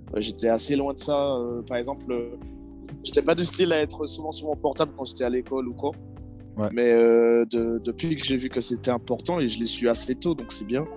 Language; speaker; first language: French; native; French